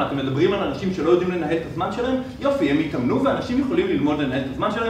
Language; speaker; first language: Hebrew; native; Hebrew